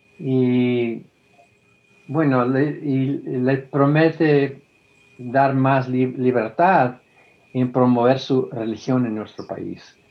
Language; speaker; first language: Spanish; non-native, fluent; English